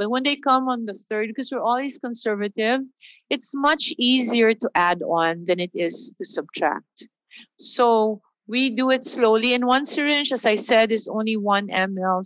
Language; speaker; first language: English; non-native, local second language; Filipino